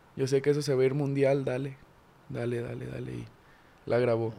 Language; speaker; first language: Spanish; native; Spanish